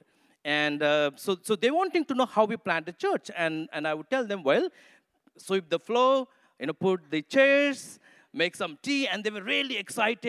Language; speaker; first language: English; non-native, local second language; Nepali